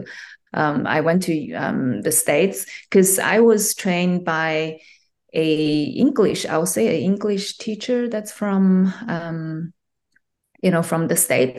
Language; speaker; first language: English; non-native, fluent; Chinese